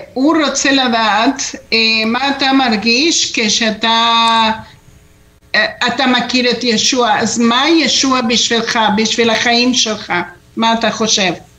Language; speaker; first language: Hebrew; non-native, fluent; Spanish